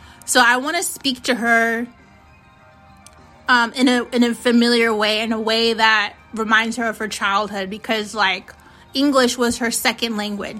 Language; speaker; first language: English; early bilingual, other home language; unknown